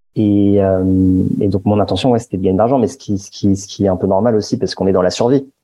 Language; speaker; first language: French; native; French